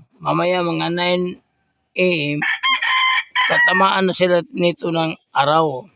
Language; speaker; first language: Filipino; non-native, local second language; Cebuano